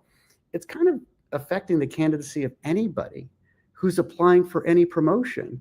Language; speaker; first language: English; native; English